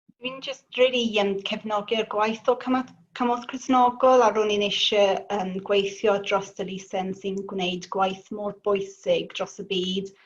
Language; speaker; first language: Welsh; non-native, local second language; English